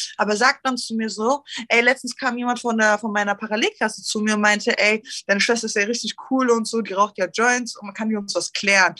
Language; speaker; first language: German; early bilingual, other home language; Turkish